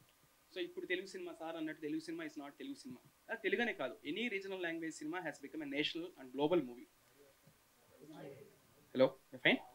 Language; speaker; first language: Telugu; native; Telugu